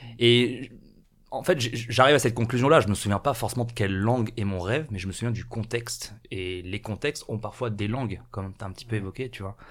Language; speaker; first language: French; native; French